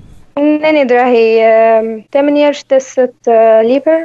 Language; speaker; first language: Czech; non-native, learner; Arabic